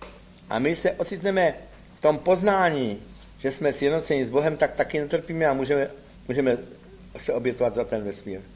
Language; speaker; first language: Czech; native; Czech